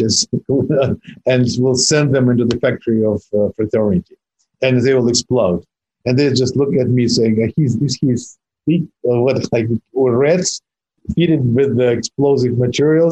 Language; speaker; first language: English; non-native, fluent; Russian